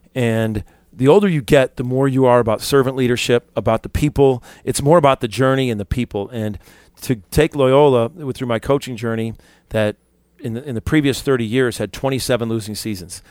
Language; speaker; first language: English; native; English